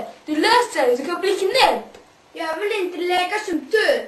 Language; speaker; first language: Swedish; early bilingual, other home language; Somali